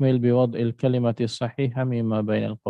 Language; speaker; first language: Arabic; non-native, fluent; Filipino